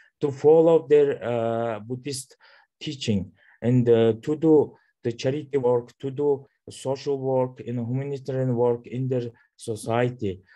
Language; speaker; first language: English; non-native, learner; Mongolian